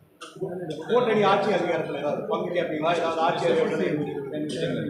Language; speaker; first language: Tamil; native; Tamil